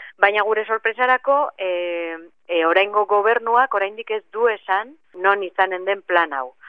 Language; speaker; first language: Basque; non-native, local second language; Spanish